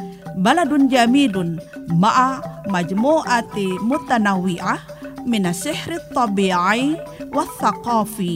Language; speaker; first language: Arabic; non-native, fluent; Indonesian